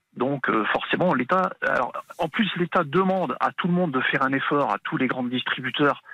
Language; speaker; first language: French; native; French